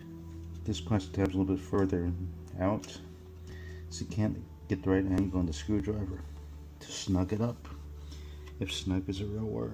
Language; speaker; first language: English; native; English